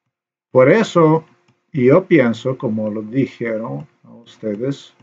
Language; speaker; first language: Spanish; non-native, learner; Slovenian